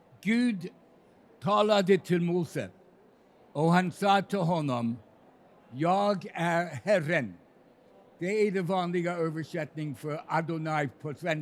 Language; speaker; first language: Swedish; non-native, fluent; English